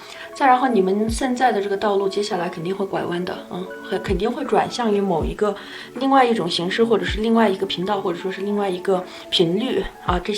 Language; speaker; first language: Chinese; native; Chinese